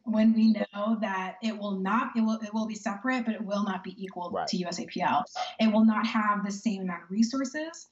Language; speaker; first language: English; native; English